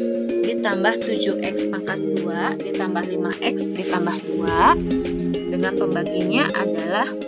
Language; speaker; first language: Indonesian; native; Indonesian